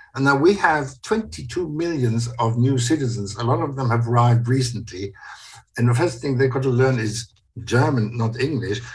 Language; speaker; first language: English; non-native, fluent; German